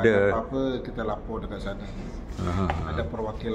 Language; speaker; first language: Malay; non-native, local second language; Sasak